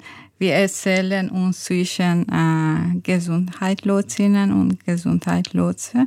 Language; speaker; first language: German; non-native, learner; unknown